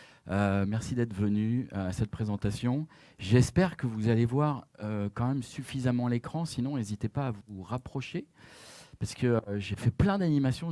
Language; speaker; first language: French; native; French